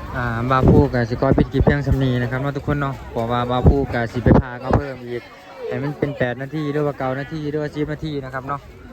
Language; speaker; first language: Thai; non-native, local second language; Lao